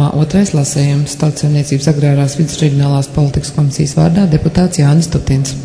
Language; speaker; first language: Latvian; native; Latvian